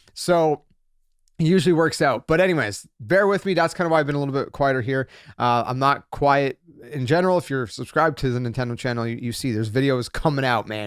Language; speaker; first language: English; native; English